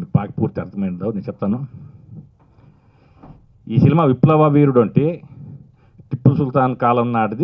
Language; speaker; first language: Telugu; native; Telugu